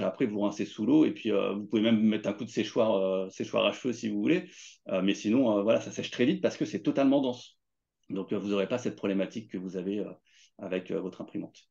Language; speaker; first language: French; native; French